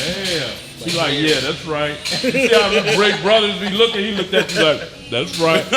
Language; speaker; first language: English; native; English